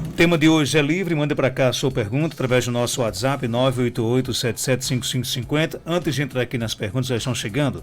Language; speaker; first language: Portuguese; native; Portuguese